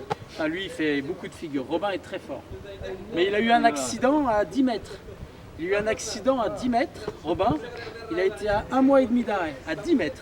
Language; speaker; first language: French; native; French